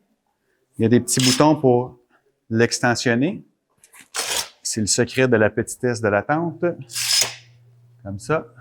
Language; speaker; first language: French; native; French